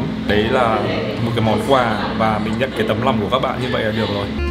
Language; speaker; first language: Vietnamese; native; Vietnamese